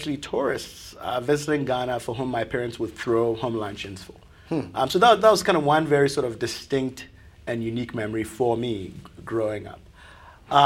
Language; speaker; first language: English; non-native, local second language; Akan